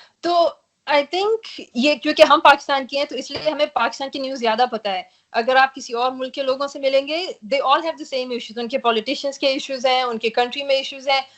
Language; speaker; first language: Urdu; native; Urdu